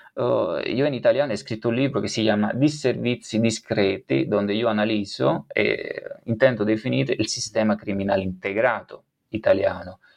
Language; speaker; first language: Spanish; non-native, fluent; Italian